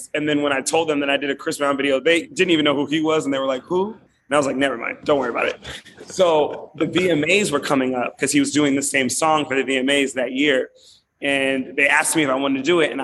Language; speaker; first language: English; native; English